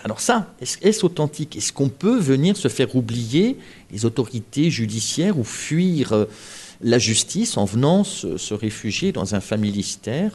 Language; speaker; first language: French; native; French